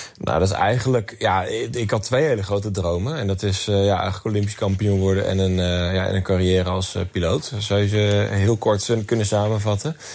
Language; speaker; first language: Dutch; native; Dutch